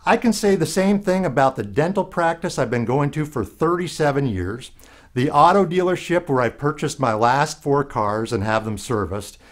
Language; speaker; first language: English; native; English